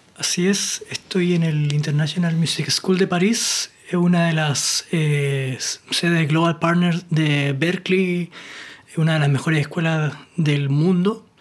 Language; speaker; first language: Spanish; native; Spanish